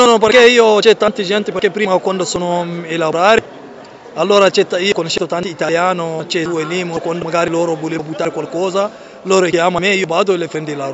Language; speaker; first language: Italian; non-native, learner; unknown